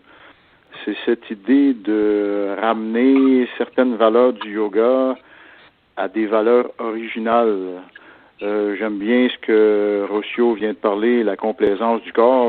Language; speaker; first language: French; native; French